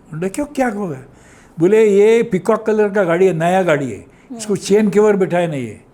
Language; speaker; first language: Hindi; non-native, local second language; Marathi